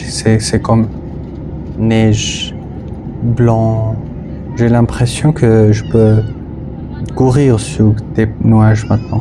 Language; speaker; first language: French; non-native, learner; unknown